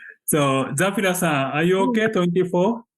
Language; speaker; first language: English; non-native, fluent; Japanese